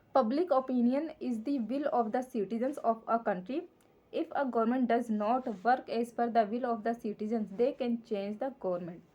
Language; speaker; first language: English; non-native, local second language; Punjabi